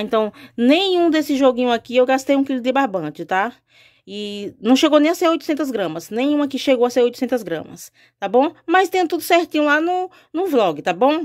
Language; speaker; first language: Portuguese; native; Portuguese